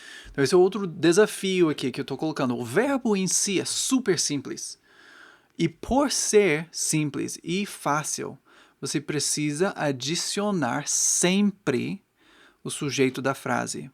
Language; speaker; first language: Portuguese; non-native, fluent; English